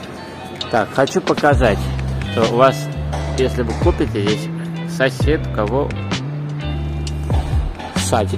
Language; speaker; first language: Russian; non-native, fluent; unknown